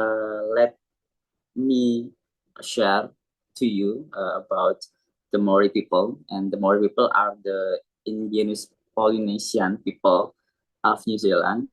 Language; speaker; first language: English; non-native, learner; Indonesian